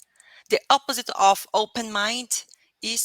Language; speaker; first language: English; non-native, learner; Portuguese